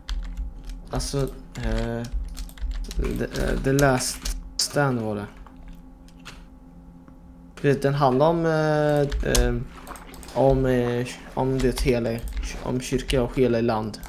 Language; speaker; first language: Swedish; non-native, fluent; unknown